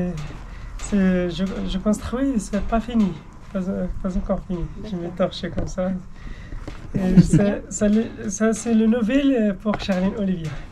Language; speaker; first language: French; non-native, local second language; Arabic